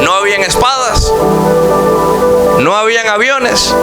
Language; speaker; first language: Spanish; native; Spanish